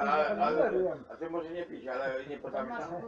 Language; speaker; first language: Polish; native; Polish